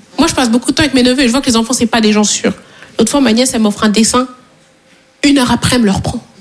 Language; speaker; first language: French; native; French